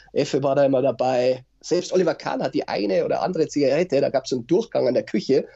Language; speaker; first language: German; native; German